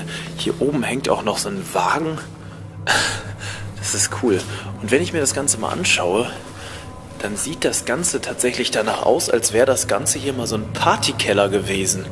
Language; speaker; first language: German; native; German